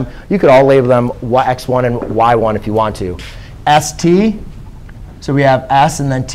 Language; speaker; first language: English; native; English